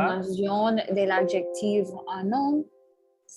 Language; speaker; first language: French; non-native, learner; Spanish